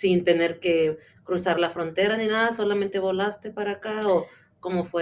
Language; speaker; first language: Spanish; native; Spanish